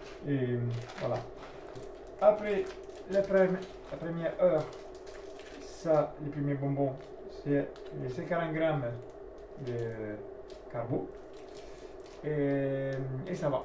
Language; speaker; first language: French; non-native, learner; Italian